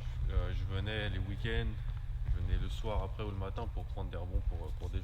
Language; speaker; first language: French; native; French